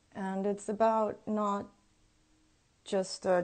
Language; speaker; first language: English; early bilingual, other home language; Japanese